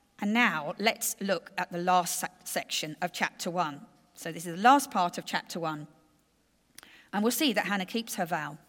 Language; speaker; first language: English; native; English